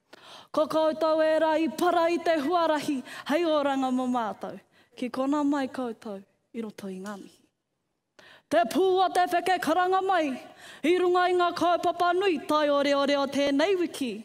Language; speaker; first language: Māori; non-native, local second language; English